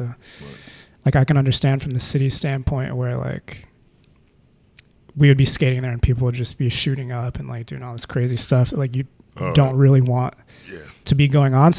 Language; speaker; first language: English; native; English